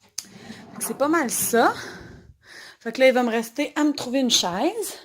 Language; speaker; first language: French; native; French